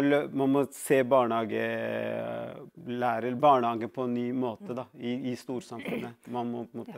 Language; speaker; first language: Norwegian; early bilingual, other home language; Tamil